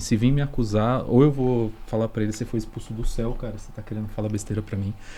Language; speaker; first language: Portuguese; native; Portuguese